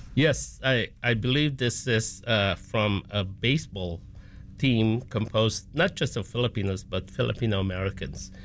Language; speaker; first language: English; non-native, local second language; Filipino